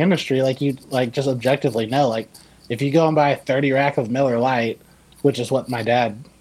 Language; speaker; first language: English; native; English